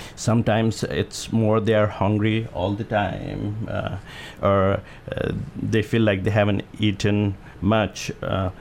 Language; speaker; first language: English; non-native, local second language; Nepali